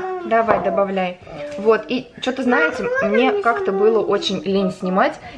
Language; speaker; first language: Russian; native; Russian